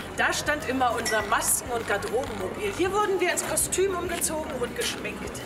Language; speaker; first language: German; native; German